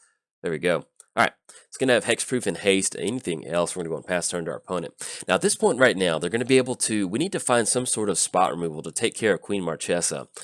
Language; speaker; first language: English; native; English